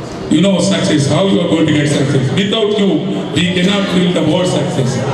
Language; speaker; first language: English; non-native, local second language; Telugu